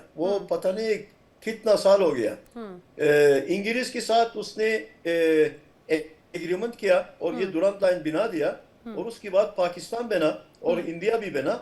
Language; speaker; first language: Hindi; non-native, fluent; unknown